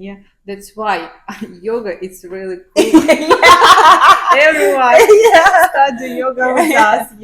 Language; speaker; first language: English; non-native, fluent; Danish